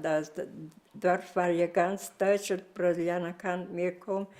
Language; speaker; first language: German; early bilingual, heritage; Plautdietsch